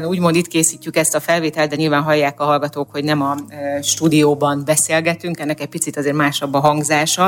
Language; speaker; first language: Hungarian; native; Hungarian